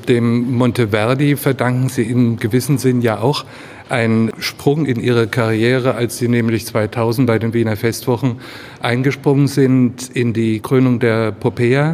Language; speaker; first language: German; native; German